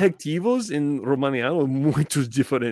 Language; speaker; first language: Portuguese; non-native, learner; English